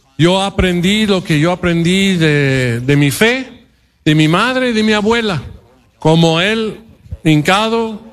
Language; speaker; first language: Spanish; non-native, fluent; English